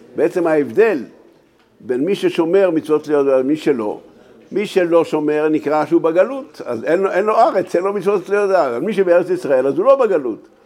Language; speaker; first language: Hebrew; native; Hebrew